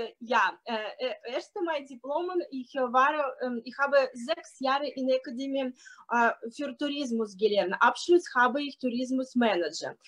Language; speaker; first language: German; non-native, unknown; Russian